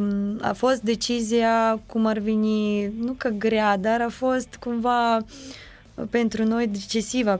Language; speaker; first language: Romanian; non-native, fluent; Ukrainian